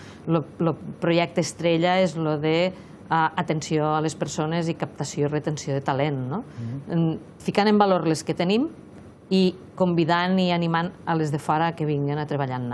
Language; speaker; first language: Catalan; native; Catalan